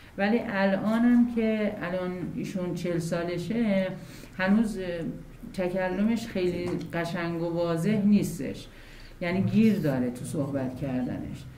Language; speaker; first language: Persian; early bilingual, other home language; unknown